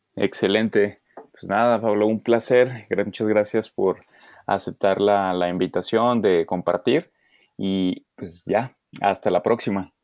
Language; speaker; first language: Spanish; native; Spanish